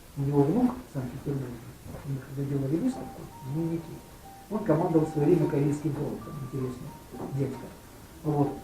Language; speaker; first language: Russian; native; Russian